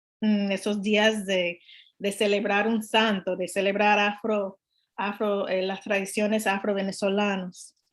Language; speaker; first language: Spanish; non-native, learner; English